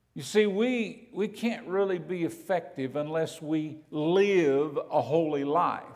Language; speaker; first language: English; native; English